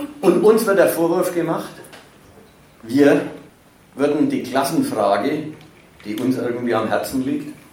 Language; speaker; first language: German; native; German